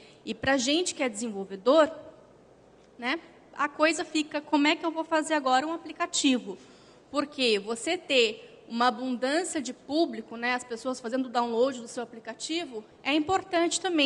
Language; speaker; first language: Portuguese; native; Portuguese